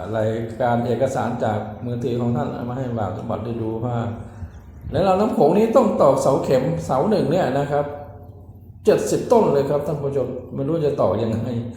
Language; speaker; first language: Thai; native; Thai